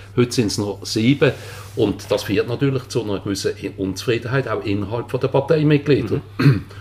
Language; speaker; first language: German; native; German